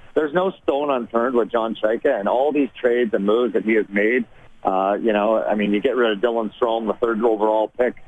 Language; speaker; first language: English; native; English